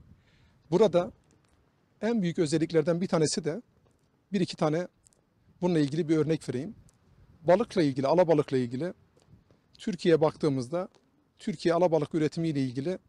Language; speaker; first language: Turkish; native; Turkish